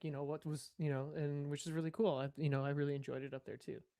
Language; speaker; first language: English; native; English